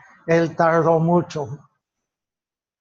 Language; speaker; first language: Spanish; non-native, fluent; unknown